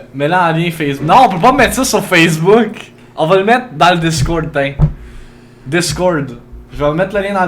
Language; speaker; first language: French; native; French